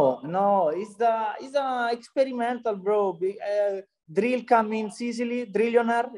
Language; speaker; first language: English; non-native, learner; Italian